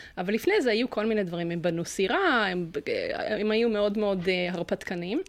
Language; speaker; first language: Hebrew; early bilingual, other home language; English